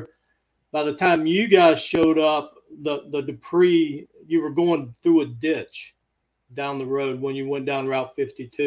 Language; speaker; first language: English; native; English